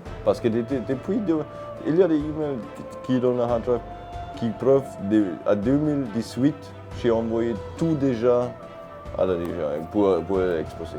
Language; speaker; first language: French; non-native, fluent; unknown